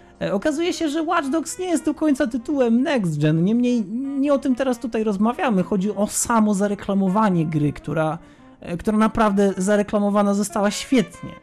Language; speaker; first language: Polish; native; Polish